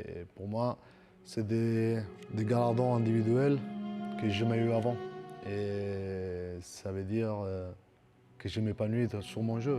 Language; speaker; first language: French; non-native, fluent; Spanish